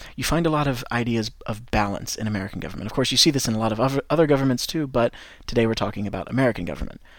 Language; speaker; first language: English; native; English